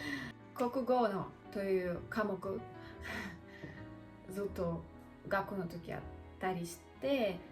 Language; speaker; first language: Japanese; non-native, learner; Russian